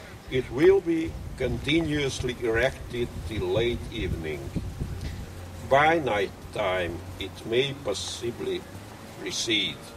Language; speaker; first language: English; non-native, fluent; Hungarian